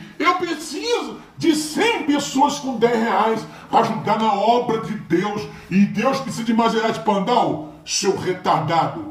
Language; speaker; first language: Portuguese; native; Portuguese